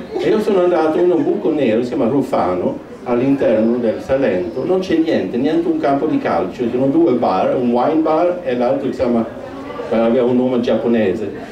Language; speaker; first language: Italian; non-native, fluent; Swedish